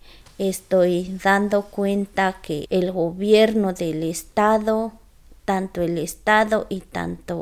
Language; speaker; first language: Spanish; non-native, local second language; Zapotec